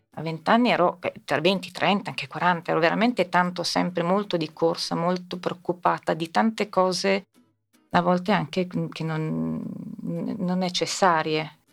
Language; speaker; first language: Italian; native; Italian